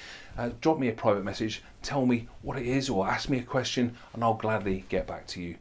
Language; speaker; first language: English; native; English